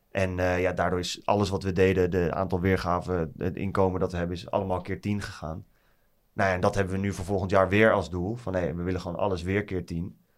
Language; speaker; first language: Dutch; native; Dutch